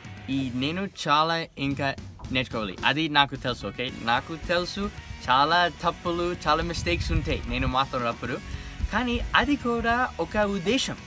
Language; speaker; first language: Telugu; non-native, learner; English